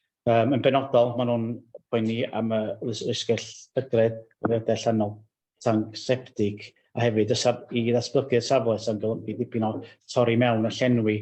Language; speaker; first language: Welsh; native; Welsh